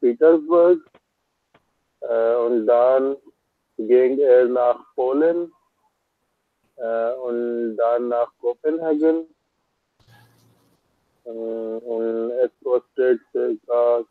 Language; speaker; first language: German; non-native, learner; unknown